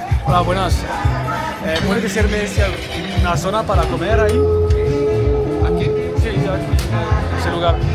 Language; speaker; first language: Spanish; non-native, learner; French